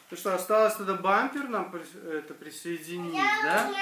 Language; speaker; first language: Russian; native; Russian